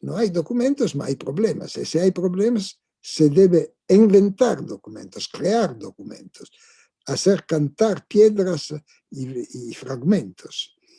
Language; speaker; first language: Spanish; non-native, fluent; Italian